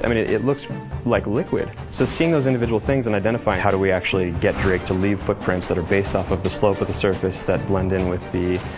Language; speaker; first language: English; native; English